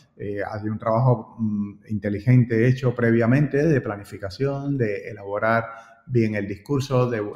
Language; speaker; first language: Spanish; native; Spanish